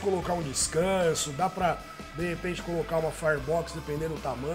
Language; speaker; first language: Portuguese; native; Portuguese